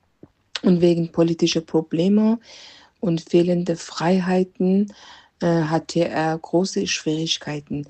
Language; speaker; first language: German; non-native, fluent; Persian